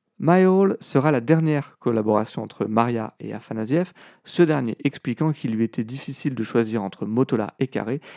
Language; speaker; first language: French; native; French